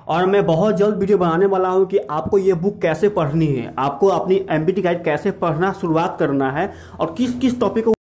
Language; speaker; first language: Hindi; native; Hindi